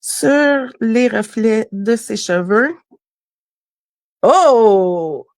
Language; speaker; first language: French; native; French